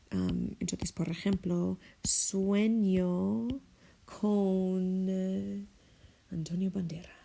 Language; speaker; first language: Spanish; non-native, fluent; English